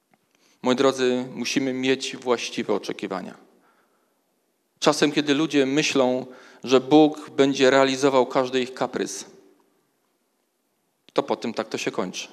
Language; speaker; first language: Polish; native; Polish